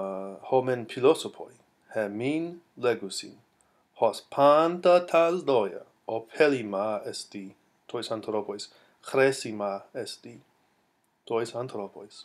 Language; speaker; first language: Greek; non-native, fluent; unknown